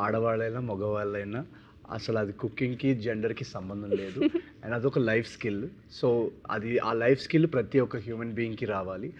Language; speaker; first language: Telugu; native; Telugu